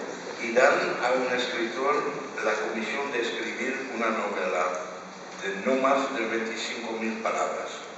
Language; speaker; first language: Spanish; non-native, fluent; Dutch